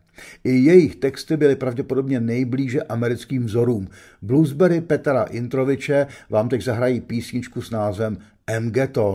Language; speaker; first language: Czech; native; Czech